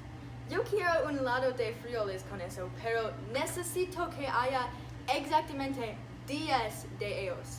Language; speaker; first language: Spanish; non-native, learner; English